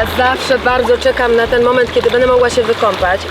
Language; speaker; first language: Polish; native; Polish